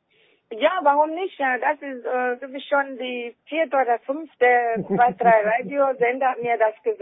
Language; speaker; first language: German; non-native, fluent; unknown